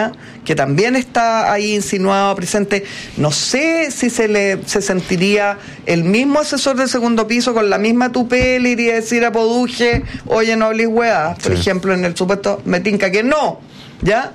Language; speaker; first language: Spanish; native; Spanish